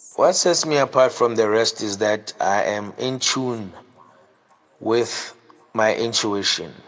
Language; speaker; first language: English; non-native, local second language; Southern Sotho